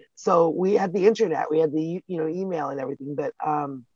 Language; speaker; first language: English; native; English